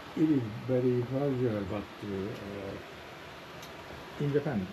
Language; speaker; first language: English; non-native, learner; Japanese